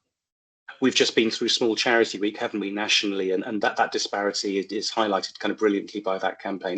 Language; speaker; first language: English; native; English